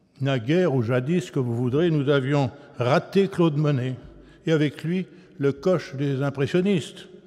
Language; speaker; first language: French; native; French